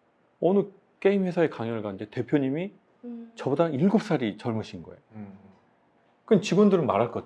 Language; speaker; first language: Korean; native; Korean